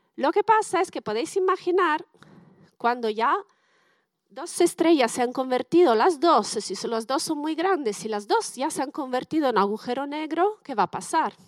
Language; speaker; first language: Spanish; non-native, fluent; Italian